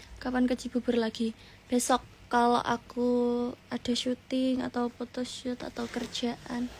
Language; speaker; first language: Indonesian; non-native, local second language; Javanese